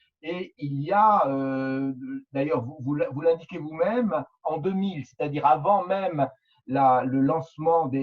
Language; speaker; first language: French; native; French